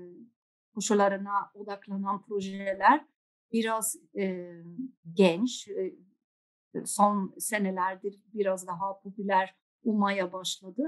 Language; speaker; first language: Turkish; non-native, fluent; Dutch